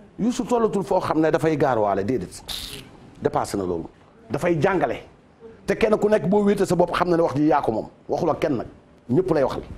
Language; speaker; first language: Wolof; native; Wolof